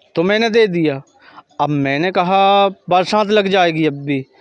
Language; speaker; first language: Hindi; native; Hindi